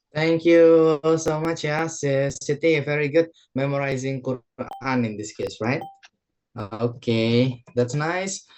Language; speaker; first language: English; non-native, fluent; Indonesian